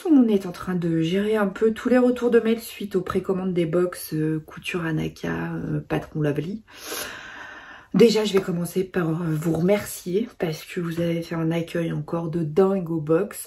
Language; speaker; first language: French; native; French